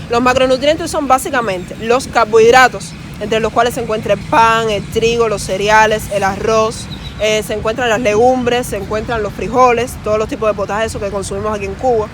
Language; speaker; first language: Spanish; native; Spanish